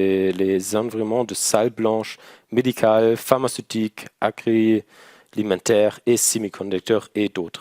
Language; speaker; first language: French; non-native, learner; German